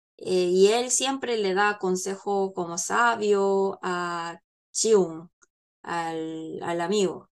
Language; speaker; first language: Spanish; non-native, fluent; Korean